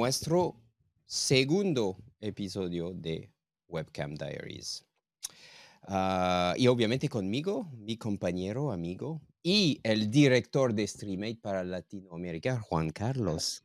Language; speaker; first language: Spanish; non-native, fluent; English